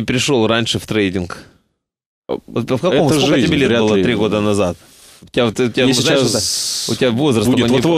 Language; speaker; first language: Russian; native; Russian